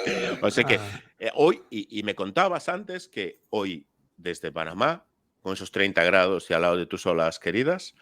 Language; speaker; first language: Spanish; native; Spanish